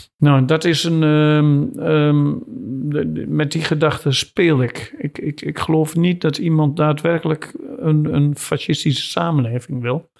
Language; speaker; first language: Dutch; native; Dutch